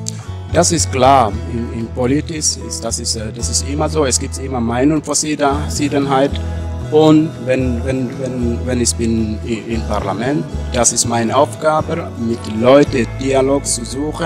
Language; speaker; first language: German; non-native, learner; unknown